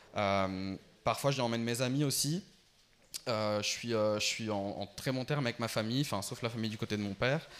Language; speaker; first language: French; early bilingual, other home language; Albanian